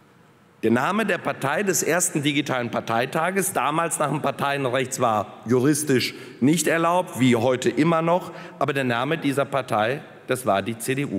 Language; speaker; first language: German; early bilingual, other home language; Polish